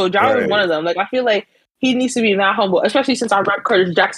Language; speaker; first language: English; native; English